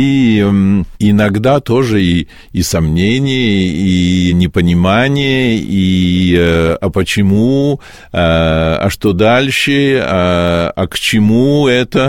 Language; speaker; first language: Russian; early bilingual, heritage; Russian